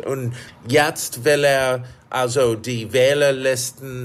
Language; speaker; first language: German; non-native, fluent; English